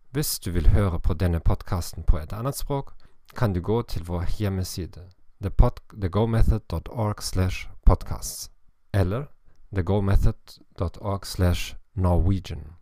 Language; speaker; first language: Norwegian; non-native, learner; German